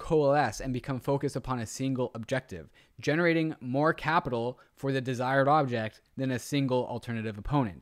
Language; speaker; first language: English; native; English